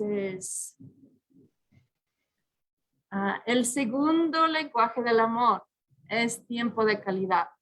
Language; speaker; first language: Spanish; early bilingual, heritage; English